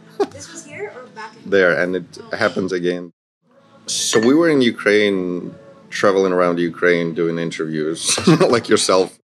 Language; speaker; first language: English; non-native, fluent; Ukrainian